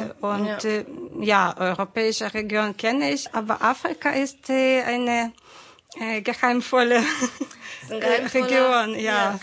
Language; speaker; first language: German; non-native, learner; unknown